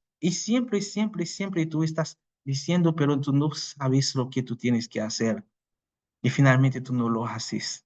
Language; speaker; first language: Spanish; non-native, fluent; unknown